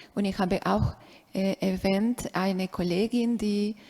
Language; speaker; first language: German; non-native, learner; Spanish